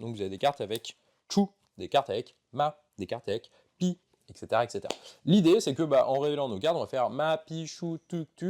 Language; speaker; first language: French; native; French